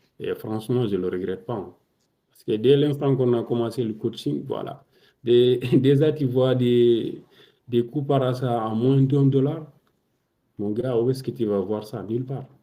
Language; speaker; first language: French; non-native, local second language; Wolof